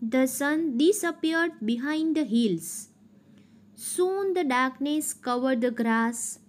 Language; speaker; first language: English; non-native, local second language; Gujarati